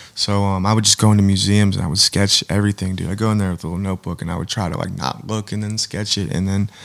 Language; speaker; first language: English; native; English